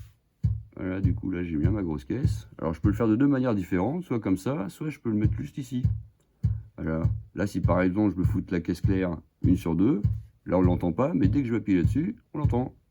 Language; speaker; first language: French; native; French